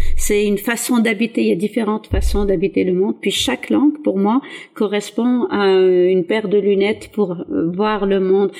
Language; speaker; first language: French; early bilingual, other home language; Arabic